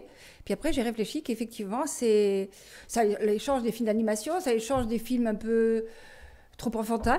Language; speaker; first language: French; native; French